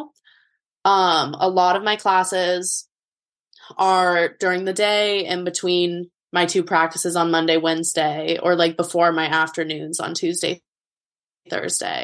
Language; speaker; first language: English; native; English